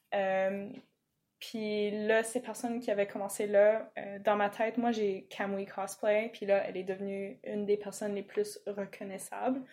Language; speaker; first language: French; native; French